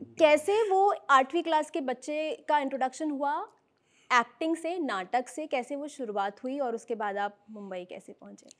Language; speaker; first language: Hindi; native; Hindi